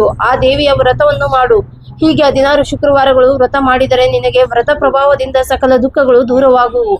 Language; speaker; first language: Kannada; native; Kannada